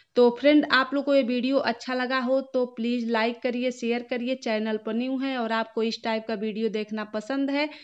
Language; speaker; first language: Hindi; native; Hindi